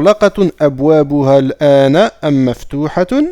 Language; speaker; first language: Arabic; non-native, fluent; French